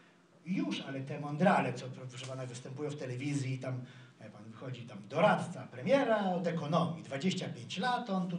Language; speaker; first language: Polish; native; Polish